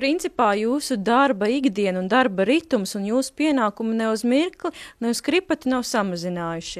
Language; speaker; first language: Latvian; native; Latvian